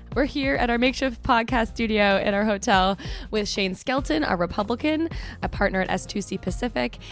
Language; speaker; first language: English; native; English